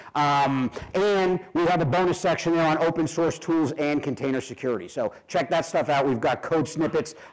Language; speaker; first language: English; native; English